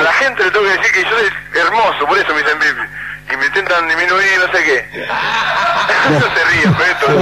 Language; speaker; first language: Spanish; native; Spanish